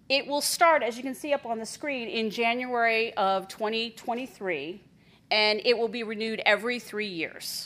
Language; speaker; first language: English; native; English